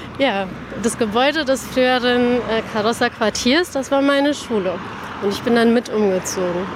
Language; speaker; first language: German; early bilingual, other home language; Persian